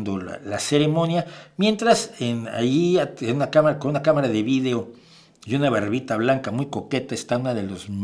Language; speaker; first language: Spanish; native; Spanish